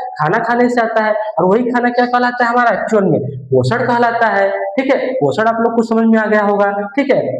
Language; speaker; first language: Hindi; native; Hindi